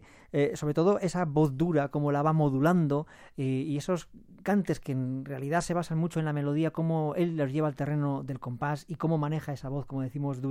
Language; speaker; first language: Spanish; native; Spanish